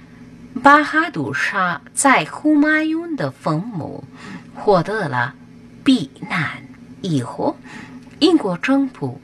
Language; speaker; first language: Chinese; non-native, learner; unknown